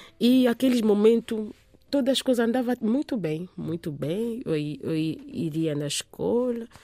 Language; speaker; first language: Portuguese; non-native, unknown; Lingala